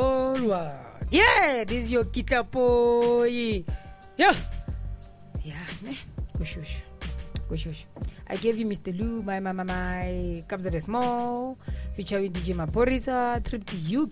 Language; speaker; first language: English; non-native, local second language; Zulu